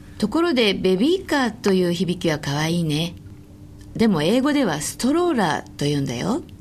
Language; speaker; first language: Japanese; native; Japanese